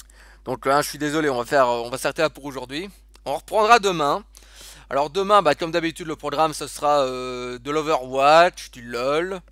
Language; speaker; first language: French; native; French